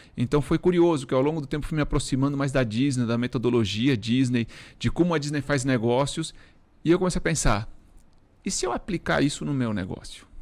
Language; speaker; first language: Portuguese; early bilingual, other home language; Spanish